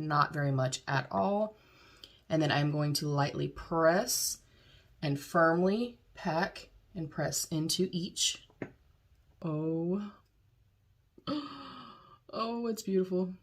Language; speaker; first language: English; native; English